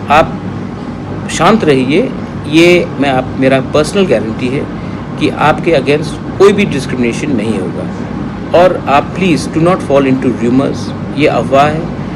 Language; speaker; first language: Hindi; non-native, local second language; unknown